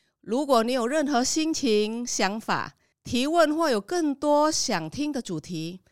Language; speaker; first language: Chinese; non-native, fluent; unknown